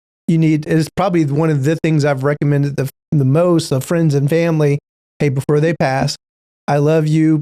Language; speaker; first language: English; native; English